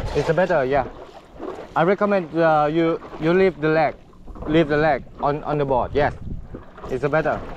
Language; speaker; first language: English; non-native, learner; Thai